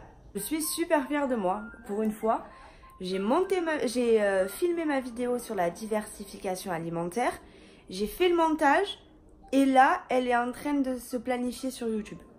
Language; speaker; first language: French; native; French